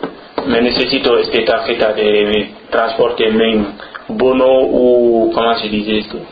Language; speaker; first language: Spanish; non-native, learner; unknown